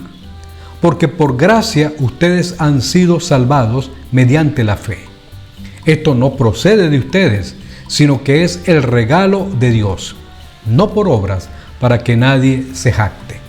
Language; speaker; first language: Spanish; native; Spanish